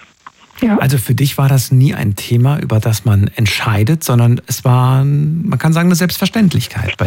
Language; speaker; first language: German; native; German